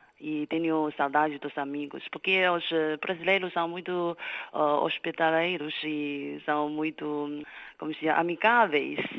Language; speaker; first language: Portuguese; non-native, fluent; Chinese